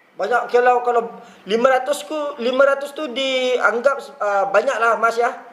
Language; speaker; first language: Malay; native; Malay